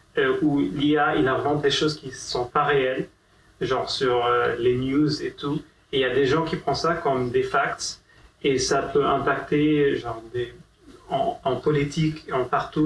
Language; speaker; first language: French; non-native, fluent; Arabic